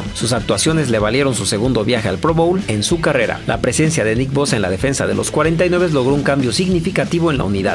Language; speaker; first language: Spanish; native; Spanish